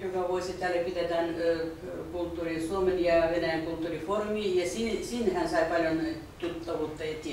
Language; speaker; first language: Finnish; non-native, fluent; Russian